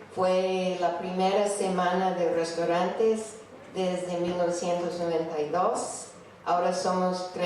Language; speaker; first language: Spanish; non-native, fluent; English